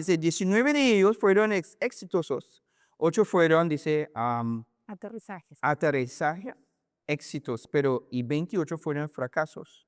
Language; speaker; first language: Spanish; non-native, learner; English